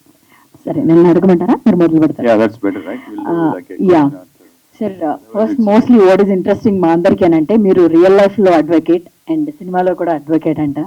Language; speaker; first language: Telugu; native; Telugu